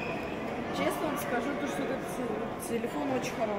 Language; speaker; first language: Russian; native; Russian